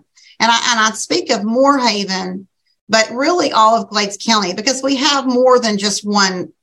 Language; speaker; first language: English; native; English